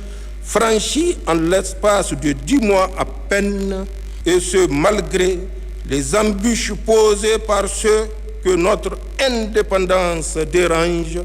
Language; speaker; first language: French; non-native, local second language; Hausa